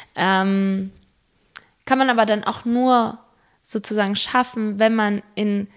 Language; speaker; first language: German; early bilingual, other home language; Spanish